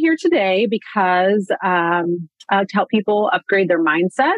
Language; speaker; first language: English; native; English